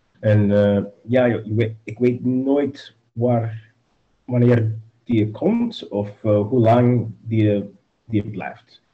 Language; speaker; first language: Dutch; non-native, learner; English